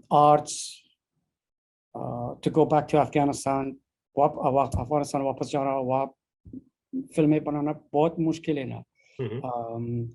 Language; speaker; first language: Hindi; non-native, learner; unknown